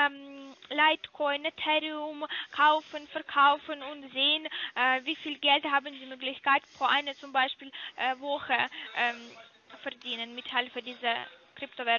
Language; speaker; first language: German; non-native, learner; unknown